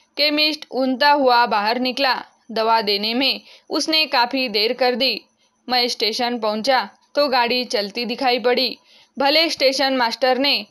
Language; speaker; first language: Hindi; non-native, local second language; Marathi